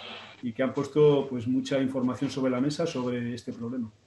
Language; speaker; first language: Spanish; native; Spanish